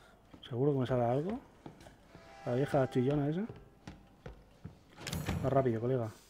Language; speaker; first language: Spanish; native; Spanish